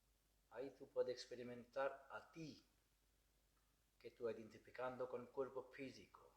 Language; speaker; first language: Spanish; non-native, learner; Bangla